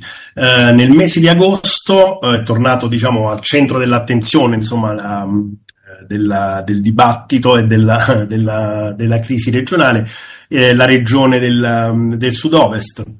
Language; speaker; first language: Italian; native; Italian